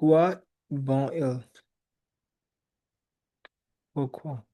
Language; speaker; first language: French; non-native, learner; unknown